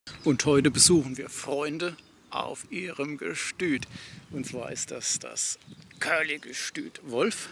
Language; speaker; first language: German; native; German